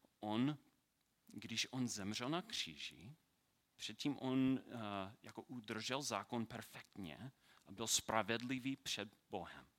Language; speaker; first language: Czech; non-native, learner; English